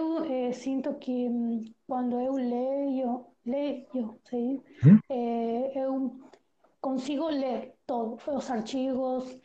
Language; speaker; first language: Portuguese; non-native, learner; Spanish